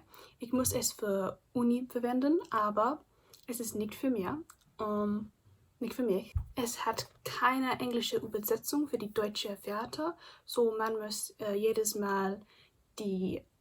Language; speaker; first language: German; non-native, learner; English